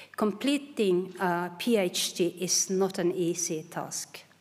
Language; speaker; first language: English; non-native, fluent; Norwegian